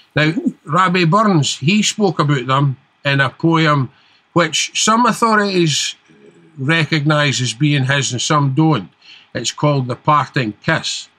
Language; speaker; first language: English; native; English